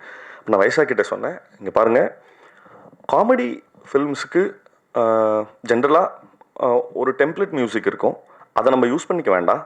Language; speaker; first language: Tamil; native; Tamil